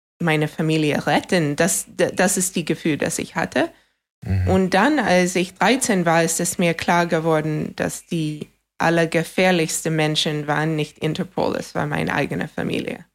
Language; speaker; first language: German; non-native, fluent; English